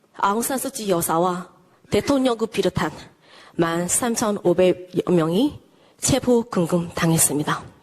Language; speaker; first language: Korean; non-native, fluent; Burmese